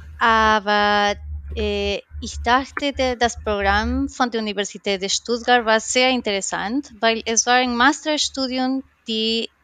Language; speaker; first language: German; non-native, learner; Spanish